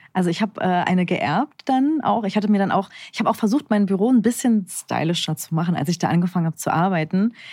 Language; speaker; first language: German; early bilingual, other home language; Turkish